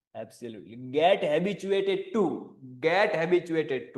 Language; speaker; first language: English; non-native, local second language; Gujarati